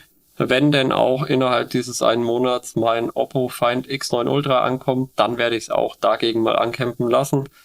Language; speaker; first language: German; native; German